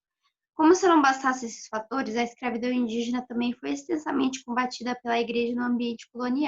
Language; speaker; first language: Portuguese; native; Portuguese